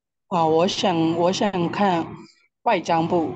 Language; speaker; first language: Chinese; non-native, learner; Burmese